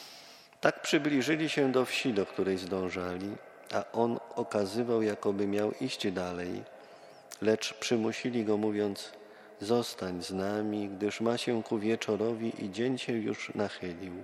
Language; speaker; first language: Polish; native; Polish